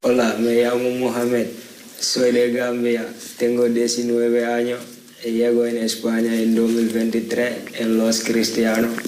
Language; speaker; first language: Spanish; non-native, learner; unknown